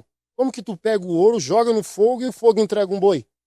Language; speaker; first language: Portuguese; native; Portuguese